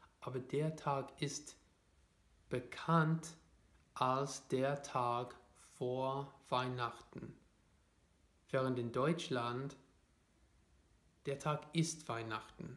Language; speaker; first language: German; non-native, fluent; English